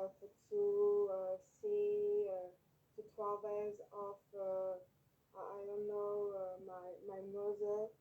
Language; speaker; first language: English; non-native, learner; French